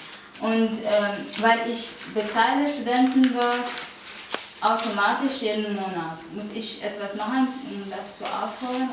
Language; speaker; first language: German; non-native, learner; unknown